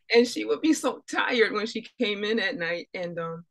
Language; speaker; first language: English; native; English